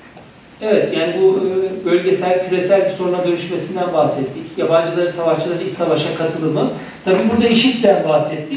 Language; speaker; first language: Turkish; native; Turkish